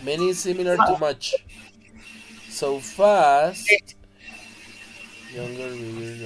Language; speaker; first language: English; non-native, fluent; Spanish